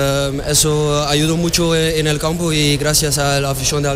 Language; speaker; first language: Spanish; non-native, learner; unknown